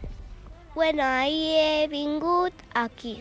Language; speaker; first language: Catalan; non-native, local second language; Spanish